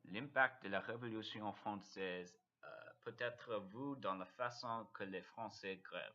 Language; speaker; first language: French; non-native, learner; English